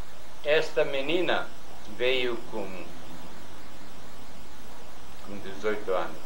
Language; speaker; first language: Portuguese; non-native, fluent; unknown